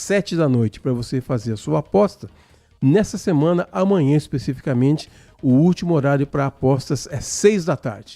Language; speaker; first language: Portuguese; native; Portuguese